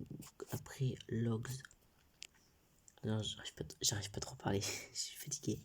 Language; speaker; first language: French; native; French